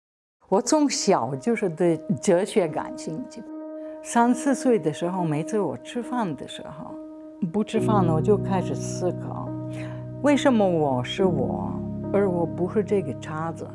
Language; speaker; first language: Chinese; non-native, fluent; Slovenian